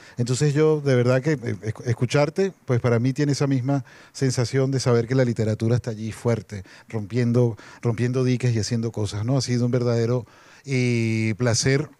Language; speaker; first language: Spanish; native; Spanish